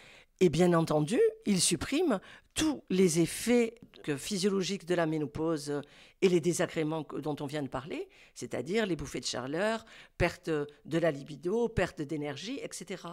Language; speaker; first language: French; native; French